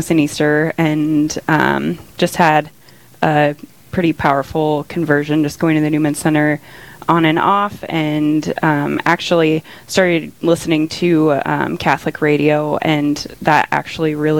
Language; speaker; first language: English; native; English